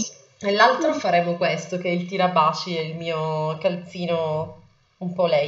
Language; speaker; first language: Italian; native; Italian